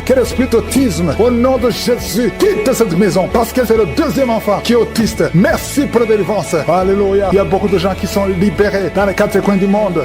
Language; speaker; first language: French; non-native, local second language; Rundi